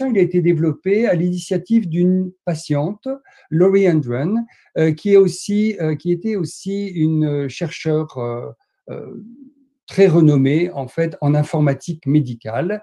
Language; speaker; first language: French; native; French